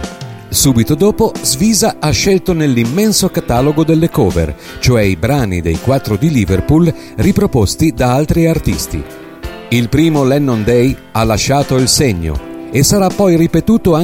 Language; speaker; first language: Italian; native; Italian